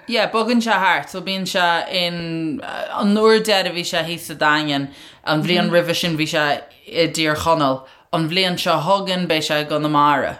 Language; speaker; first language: Irish; non-native, local second language; English